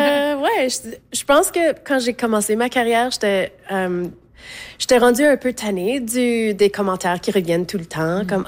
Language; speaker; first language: French; native; French